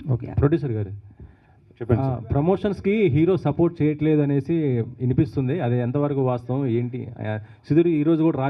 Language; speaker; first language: Telugu; native; Telugu